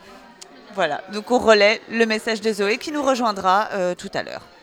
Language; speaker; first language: French; native; French